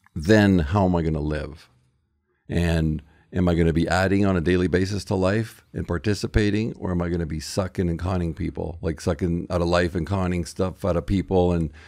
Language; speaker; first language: English; native; English